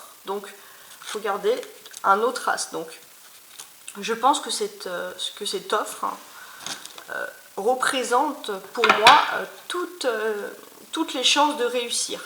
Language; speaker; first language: French; native; French